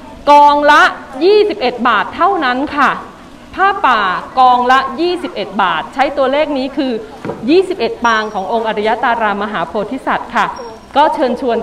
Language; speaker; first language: Thai; native; Thai